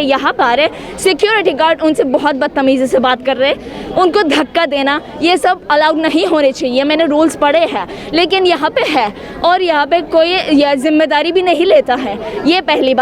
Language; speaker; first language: Hindi; non-native, fluent; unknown